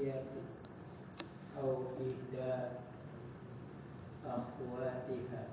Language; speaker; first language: Arabic; non-native, learner; Indonesian